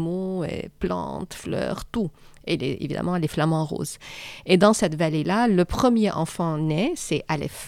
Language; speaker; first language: French; non-native, fluent; Arabic